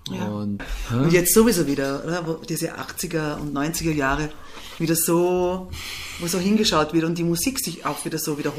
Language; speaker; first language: German; native; German